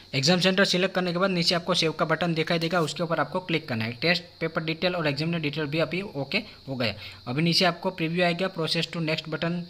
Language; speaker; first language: Hindi; non-native, local second language; Gujarati